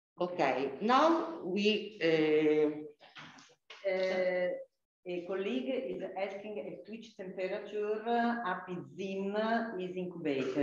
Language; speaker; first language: English; non-native, fluent; Italian